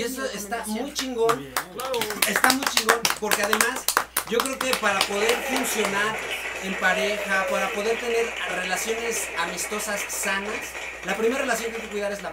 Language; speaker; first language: Spanish; native; Spanish